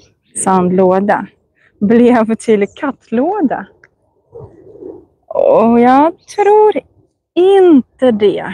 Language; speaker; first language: Swedish; non-native, fluent; Russian